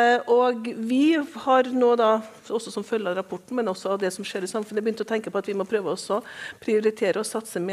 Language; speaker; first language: Norwegian; native; Norwegian